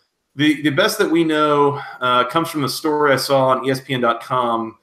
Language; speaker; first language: English; native; English